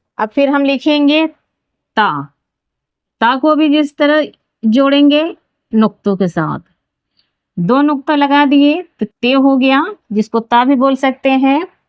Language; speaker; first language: Hindi; native; Hindi